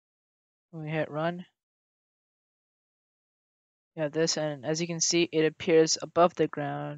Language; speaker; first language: English; native; English